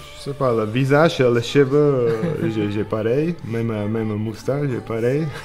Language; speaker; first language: French; non-native, learner; Slovak